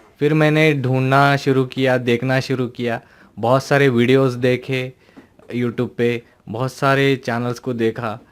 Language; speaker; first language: Hindi; non-native, local second language; Urdu